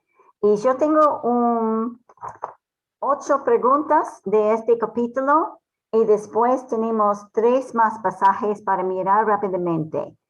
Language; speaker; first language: Spanish; non-native, fluent; English